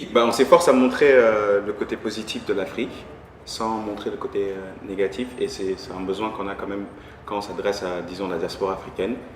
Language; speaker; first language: French; early bilingual, heritage; French